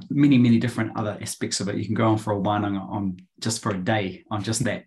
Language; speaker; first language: English; native; English